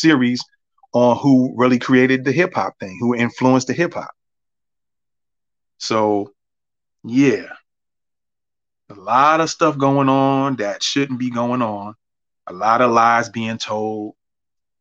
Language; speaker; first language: English; native; English